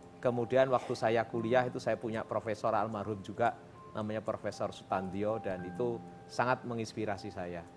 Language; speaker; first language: Indonesian; non-native, local second language; Javanese